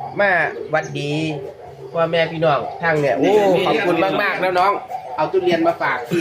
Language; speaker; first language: Thai; non-native, local second language; Northeastern Thai